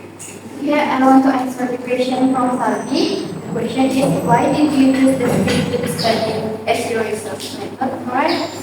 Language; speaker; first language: English; non-native, learner; Indonesian